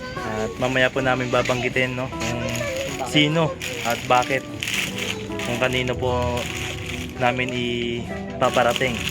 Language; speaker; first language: Filipino; non-native, local second language; Hiligaynon